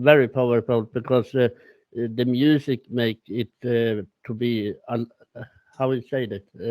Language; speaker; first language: English; non-native, learner; Swedish